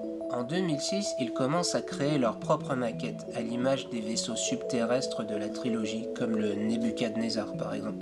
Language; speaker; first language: French; native; French